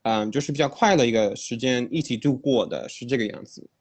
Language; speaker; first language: Chinese; non-native, fluent; English